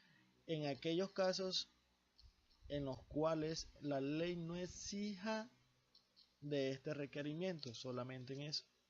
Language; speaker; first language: Spanish; native; Spanish